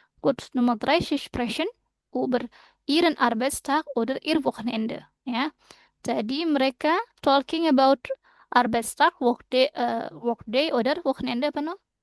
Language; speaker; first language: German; non-native, fluent; Indonesian